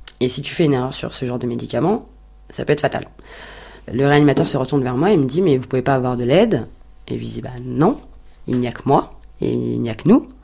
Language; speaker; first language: French; native; French